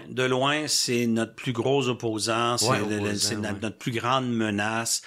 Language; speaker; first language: French; native; French